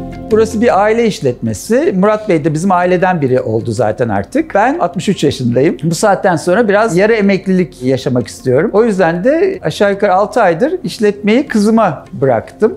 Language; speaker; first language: Turkish; native; Turkish